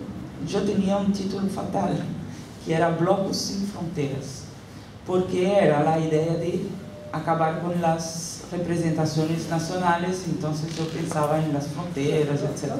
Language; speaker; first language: Spanish; non-native, fluent; Portuguese